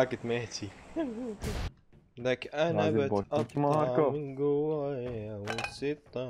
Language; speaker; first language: Arabic; native; Arabic